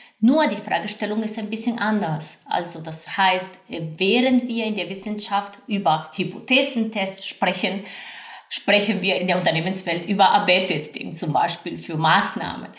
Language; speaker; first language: German; non-native, fluent; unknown